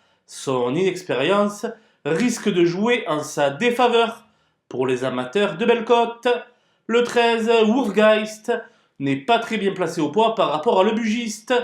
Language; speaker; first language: French; native; French